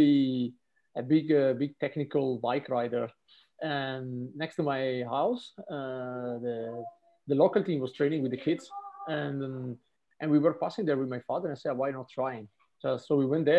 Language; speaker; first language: English; non-native, fluent; Italian